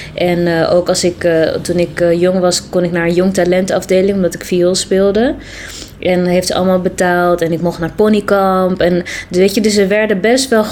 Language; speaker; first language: Dutch; early bilingual, other home language; Tigrinya